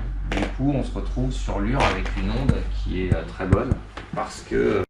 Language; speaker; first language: French; native; French